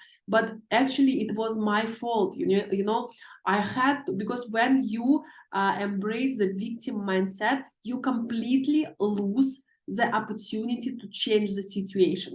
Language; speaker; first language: English; non-native, fluent; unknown